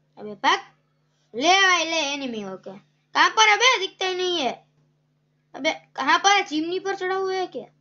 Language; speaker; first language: Hindi; native; Hindi